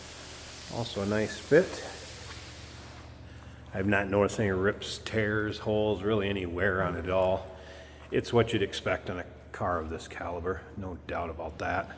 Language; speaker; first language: English; native; English